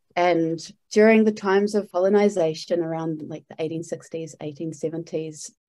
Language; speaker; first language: English; native; English